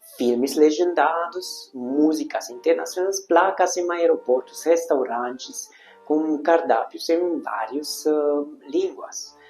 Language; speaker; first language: Portuguese; non-native, fluent; Hungarian